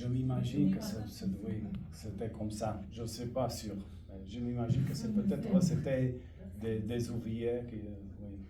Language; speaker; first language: French; non-native, fluent; Romanian